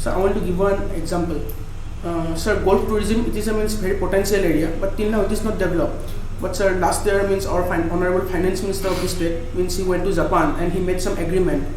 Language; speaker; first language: English; non-native, local second language; Assamese